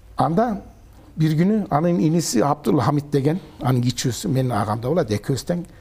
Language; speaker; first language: Kyrgyz; early bilingual, heritage; Kyrgyz